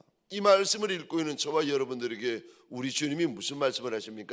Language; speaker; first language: Korean; native; Korean